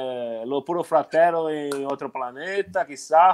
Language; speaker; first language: Spanish; non-native, learner; Portuguese